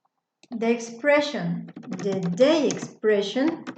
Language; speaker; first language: English; non-native, fluent; Spanish